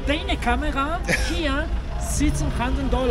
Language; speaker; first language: German; non-native, learner; Spanish